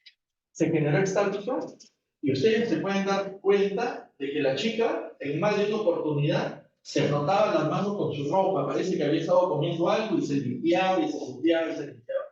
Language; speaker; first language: Spanish; native; Spanish